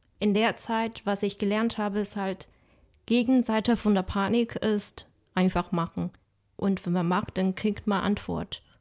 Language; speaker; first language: German; non-native, fluent; Chinese